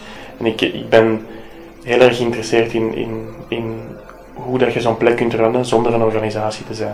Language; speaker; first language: Dutch; native; Dutch